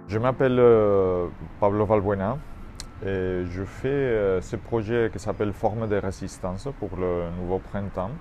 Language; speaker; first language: French; non-native, fluent; Spanish